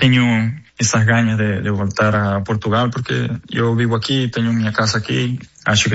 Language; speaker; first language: Portuguese; non-native, fluent; Spanish